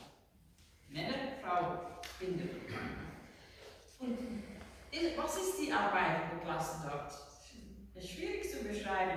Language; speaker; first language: German; non-native, learner; Dutch